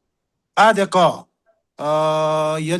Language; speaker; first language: French; non-native, learner; Sherpa